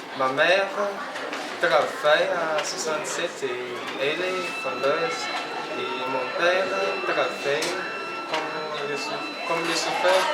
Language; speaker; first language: French; non-native, learner; Malagasy